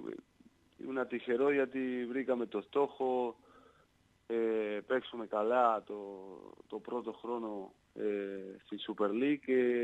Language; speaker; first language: Greek; non-native, learner; Spanish